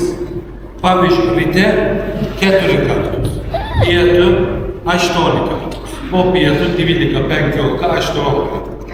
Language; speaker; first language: Lithuanian; non-native, learner; Turkish